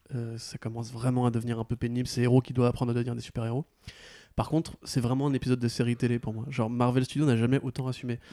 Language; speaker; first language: French; native; French